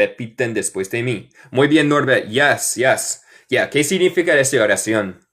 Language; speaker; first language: Spanish; non-native, fluent; English